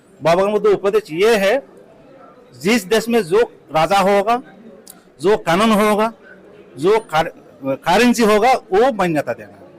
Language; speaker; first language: Hindi; non-native, fluent; Bangla